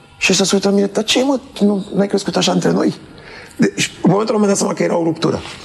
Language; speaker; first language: Romanian; early bilingual, heritage; Romanian